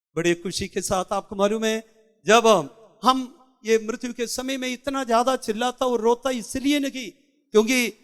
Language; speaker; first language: Hindi; non-native, local second language; Malayalam